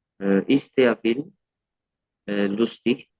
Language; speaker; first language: German; non-native, learner; Turkish